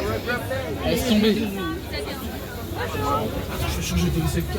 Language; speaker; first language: French; native; French